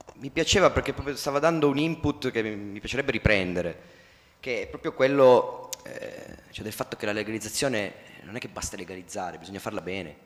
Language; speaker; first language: Italian; native; Italian